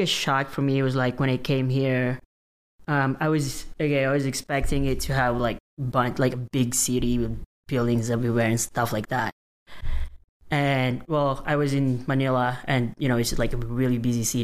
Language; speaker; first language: English; non-native, local second language; Filipino